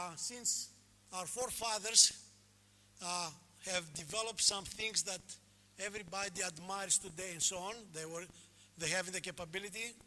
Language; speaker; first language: English; non-native, fluent; Greek